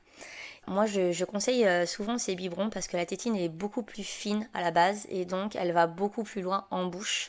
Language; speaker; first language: French; native; French